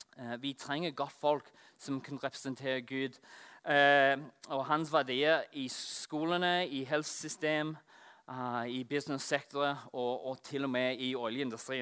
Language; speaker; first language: Norwegian; non-native, fluent; English